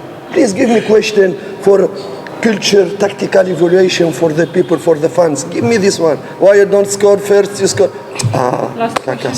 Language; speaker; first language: English; non-native, learner; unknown